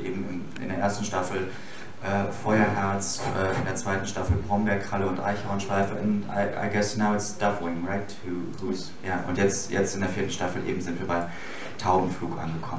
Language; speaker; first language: German; native; German